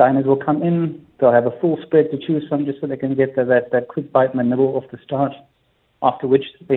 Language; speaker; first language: English; native; English